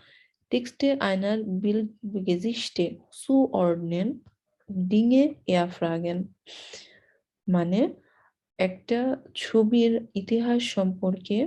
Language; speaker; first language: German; non-native, learner; Bangla